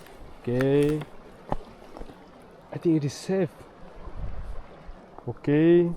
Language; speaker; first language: English; non-native, learner; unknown